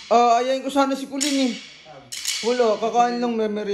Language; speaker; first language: Filipino; native; Filipino